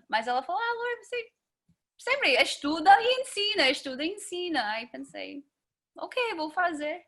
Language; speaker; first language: Portuguese; non-native, fluent; English